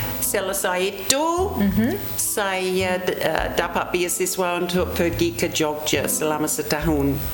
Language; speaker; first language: Indonesian; non-native, fluent; English